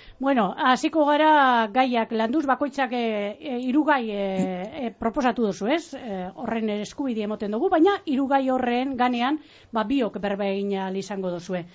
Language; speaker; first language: Basque; native; Basque